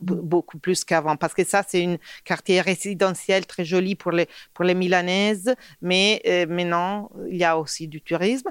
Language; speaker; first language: French; non-native, fluent; Italian